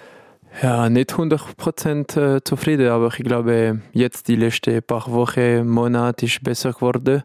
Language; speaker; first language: German; non-native, local second language; French